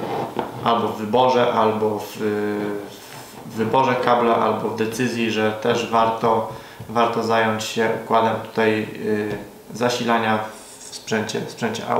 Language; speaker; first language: Polish; native; Polish